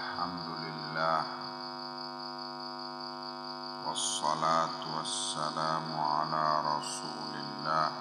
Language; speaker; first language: Arabic; non-native, fluent; Indonesian